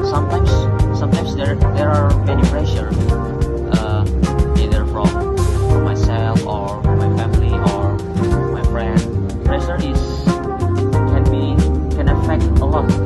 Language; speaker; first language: English; non-native, learner; Indonesian